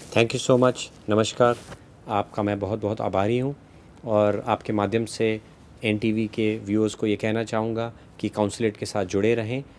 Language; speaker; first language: Hindi; native; Hindi